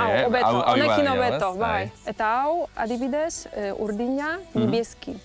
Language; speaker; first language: Basque; non-native, fluent; Polish